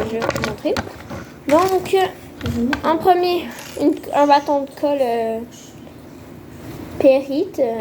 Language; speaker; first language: French; native; French